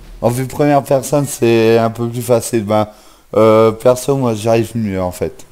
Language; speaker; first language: French; native; French